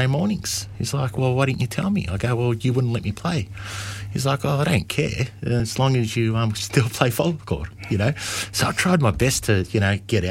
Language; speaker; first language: English; native; English